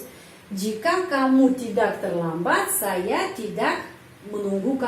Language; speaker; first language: Indonesian; non-native, fluent; Russian